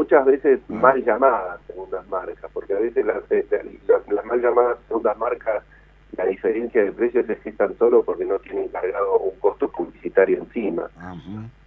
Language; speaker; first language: Spanish; native; Spanish